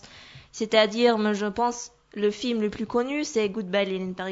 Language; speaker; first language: French; non-native, fluent; German